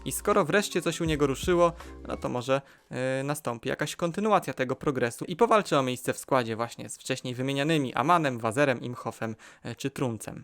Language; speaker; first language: Polish; native; Polish